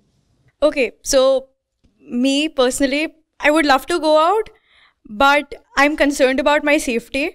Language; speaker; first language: English; non-native, local second language; Hindi